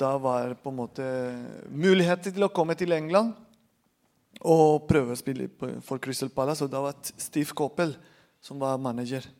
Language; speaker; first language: Norwegian; non-native, fluent; Spanish